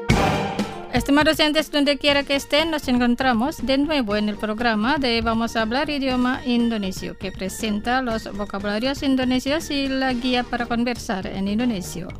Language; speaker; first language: Spanish; non-native, fluent; Indonesian